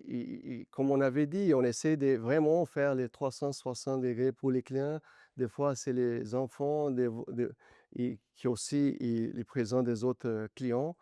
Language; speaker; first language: French; non-native, fluent; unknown